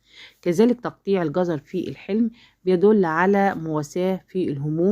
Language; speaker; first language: Arabic; native; Arabic